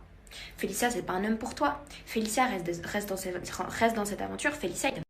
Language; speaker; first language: French; native; French